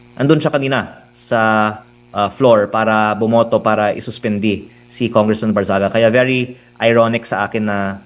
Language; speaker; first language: Filipino; native; Filipino